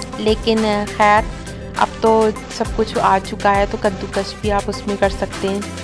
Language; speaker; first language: Urdu; native; Urdu